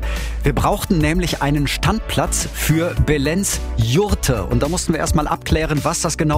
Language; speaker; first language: German; native; German